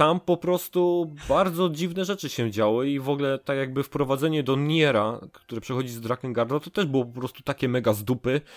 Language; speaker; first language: Polish; native; Polish